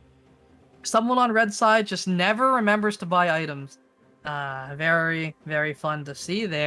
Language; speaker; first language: English; native; English